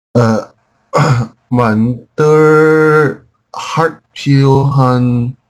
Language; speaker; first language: Korean; non-native, learner; Chinese